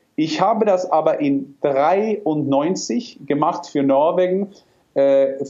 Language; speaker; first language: German; non-native, fluent; Norwegian